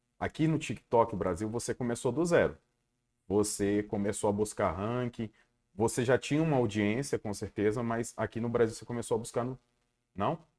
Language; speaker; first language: Portuguese; native; Portuguese